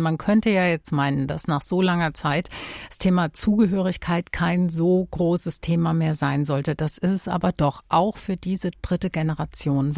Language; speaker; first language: German; native; German